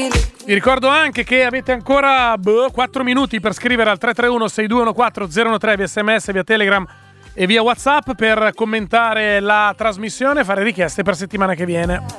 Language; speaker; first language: Italian; native; Italian